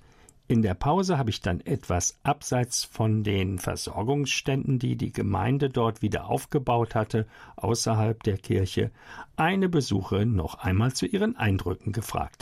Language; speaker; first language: German; native; German